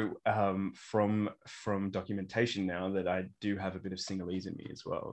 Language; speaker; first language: English; native; English